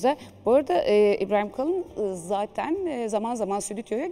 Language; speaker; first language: Turkish; native; Turkish